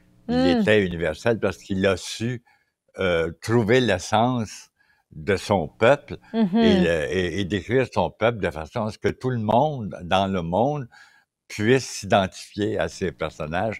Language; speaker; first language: French; native; French